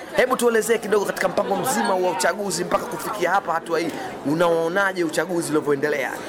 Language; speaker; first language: Swahili; native; Swahili